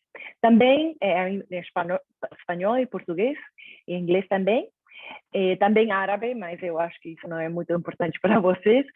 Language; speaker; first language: Portuguese; non-native, fluent; Spanish